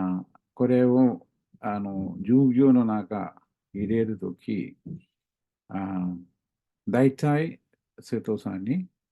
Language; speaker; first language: Japanese; non-native, learner; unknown